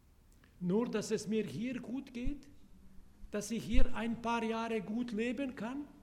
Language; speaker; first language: German; non-native, fluent; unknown